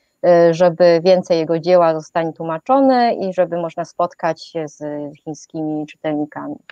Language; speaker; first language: Polish; non-native, fluent; Chinese